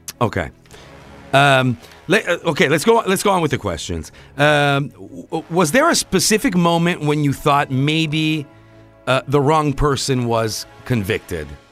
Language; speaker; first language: English; non-native, fluent; Italian